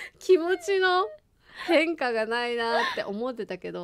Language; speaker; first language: Japanese; native; Japanese